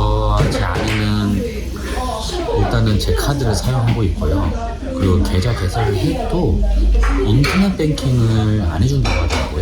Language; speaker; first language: Korean; native; Korean